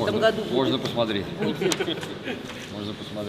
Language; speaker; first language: Russian; native; Russian